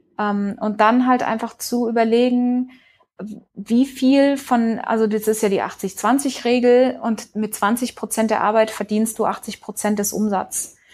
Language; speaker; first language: German; early bilingual, heritage; German